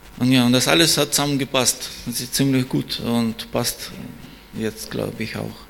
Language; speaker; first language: German; non-native, fluent; Russian